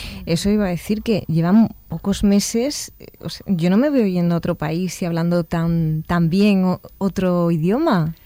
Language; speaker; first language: Spanish; native; Spanish